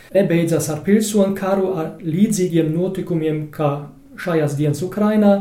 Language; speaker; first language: Latvian; non-native, fluent; German